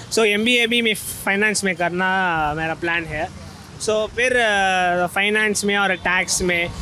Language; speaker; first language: Hindi; non-native, learner; Tamil